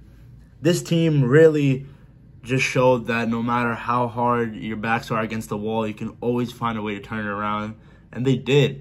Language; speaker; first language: English; native; English